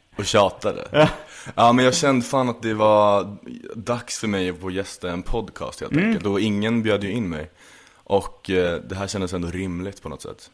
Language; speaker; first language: Swedish; native; Swedish